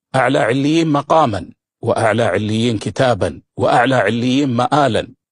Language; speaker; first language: Arabic; native; Arabic